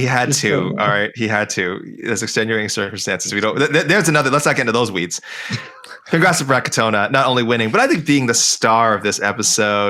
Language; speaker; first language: English; native; English